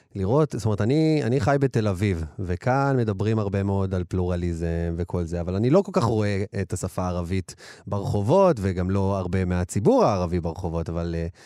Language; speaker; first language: Hebrew; native; Hebrew